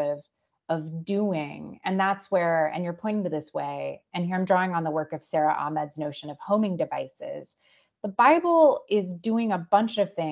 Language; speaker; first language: English; native; English